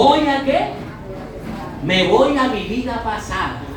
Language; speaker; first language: Spanish; native; Spanish